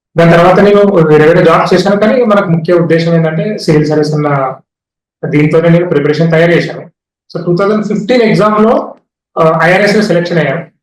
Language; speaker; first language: Telugu; native; Telugu